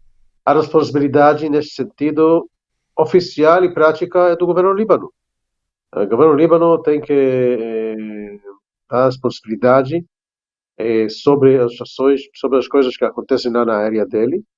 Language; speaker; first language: Portuguese; non-native, fluent; Hebrew